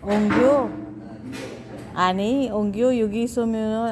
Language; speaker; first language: Korean; non-native, learner; Filipino